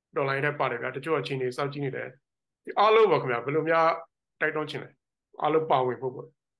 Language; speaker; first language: Burmese; native; Burmese